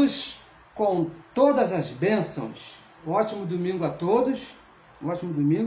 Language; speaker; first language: Portuguese; native; Portuguese